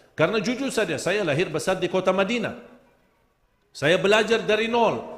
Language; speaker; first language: Malay; non-native, fluent; Arabic